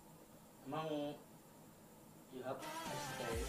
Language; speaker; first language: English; non-native, learner; Indonesian